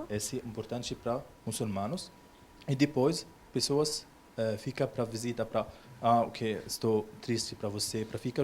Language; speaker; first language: Portuguese; non-native, learner; Arabic